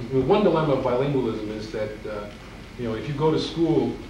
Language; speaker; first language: English; native; English